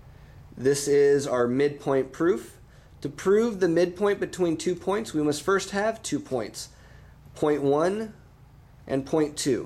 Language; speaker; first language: English; native; English